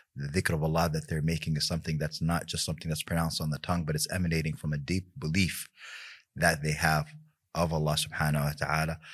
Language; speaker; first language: English; native; English